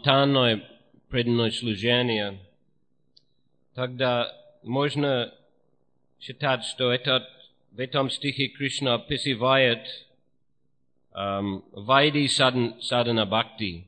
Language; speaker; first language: Russian; non-native, fluent; English